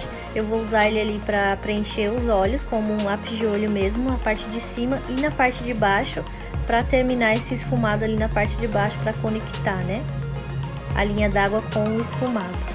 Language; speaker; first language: Portuguese; native; Portuguese